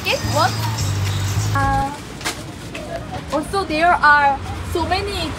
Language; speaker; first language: English; non-native, learner; Korean